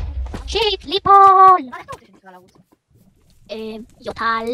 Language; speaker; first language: Hebrew; native; Hebrew